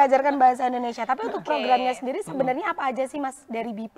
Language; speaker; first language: Indonesian; native; Indonesian